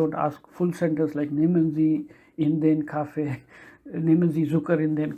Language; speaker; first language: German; non-native, learner; Tamil